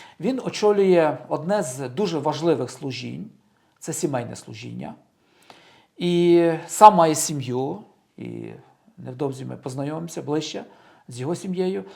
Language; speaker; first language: Ukrainian; native; Ukrainian